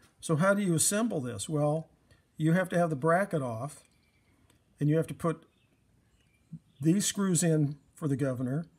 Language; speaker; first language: English; native; English